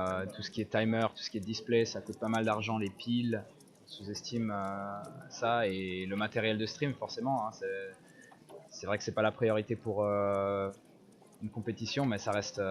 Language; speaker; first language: French; native; French